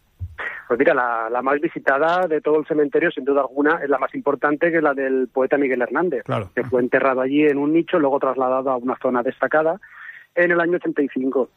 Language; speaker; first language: Spanish; native; Spanish